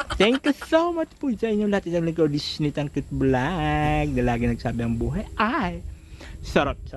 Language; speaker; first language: Filipino; native; Filipino